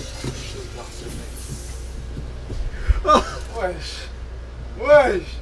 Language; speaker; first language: French; native; French